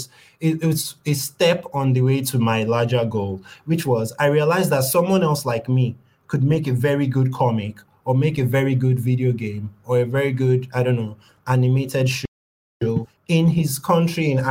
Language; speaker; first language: English; non-native, local second language; Yoruba